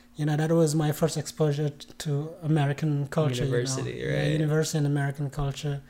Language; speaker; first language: English; non-native, fluent; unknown